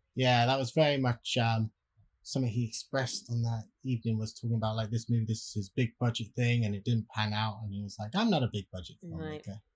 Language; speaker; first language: English; native; English